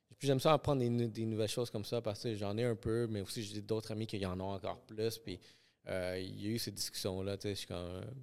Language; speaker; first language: French; early bilingual, other home language; Spanish